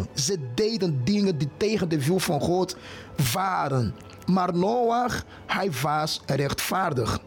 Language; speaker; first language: Dutch; non-native, fluent; Portuguese